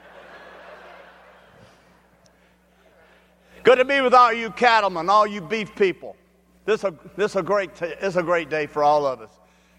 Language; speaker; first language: English; native; English